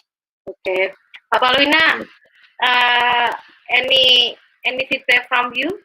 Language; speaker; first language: English; non-native, learner; Indonesian